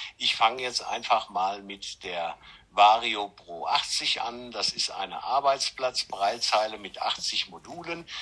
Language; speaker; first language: German; native; German